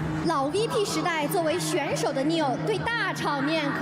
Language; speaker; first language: Chinese; native; Chinese